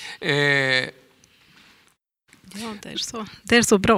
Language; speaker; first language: Swedish; non-native, learner; Spanish